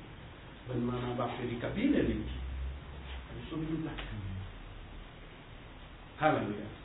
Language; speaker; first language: German; non-native, learner; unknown